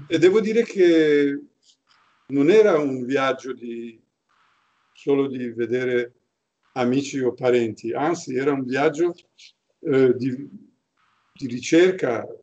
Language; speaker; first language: Italian; non-native, fluent; Persian